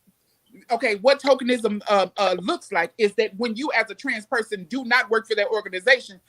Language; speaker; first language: English; native; English